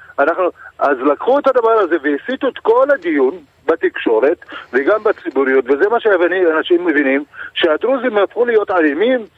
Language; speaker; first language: Hebrew; non-native, local second language; Arabic